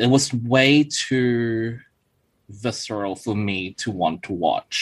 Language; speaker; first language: English; native; English